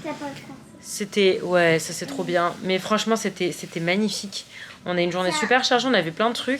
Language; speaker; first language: French; native; French